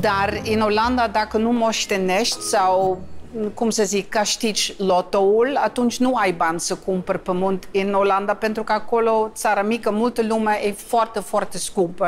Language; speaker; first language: Romanian; non-native, fluent; Dutch